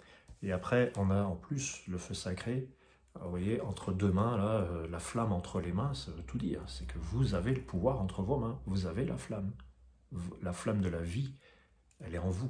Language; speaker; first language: French; native; French